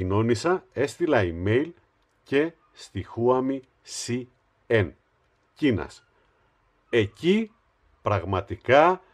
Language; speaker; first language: Greek; native; Greek